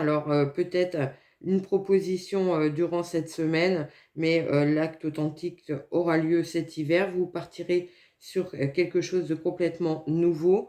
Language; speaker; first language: French; native; French